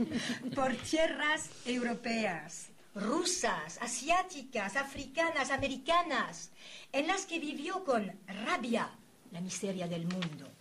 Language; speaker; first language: Spanish; native; Spanish